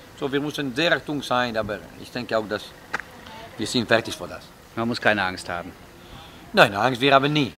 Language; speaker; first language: German; non-native, learner; Italian